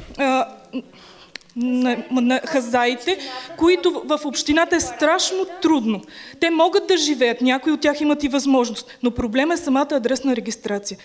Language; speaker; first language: Bulgarian; native; Bulgarian